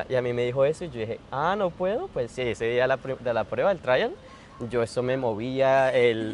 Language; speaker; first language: Spanish; native; Spanish